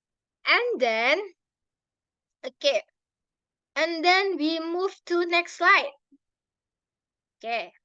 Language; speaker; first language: English; non-native, learner; Indonesian